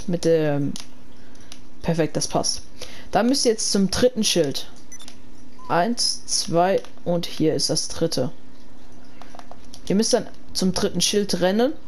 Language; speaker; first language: German; native; German